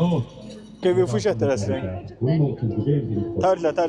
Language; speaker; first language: Swedish; non-native, learner; Mongolian